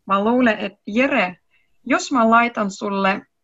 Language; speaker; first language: Finnish; non-native, learner; Russian